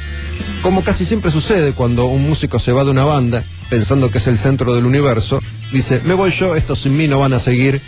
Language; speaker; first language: Spanish; native; Spanish